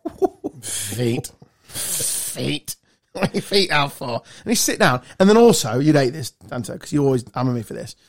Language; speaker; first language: English; native; English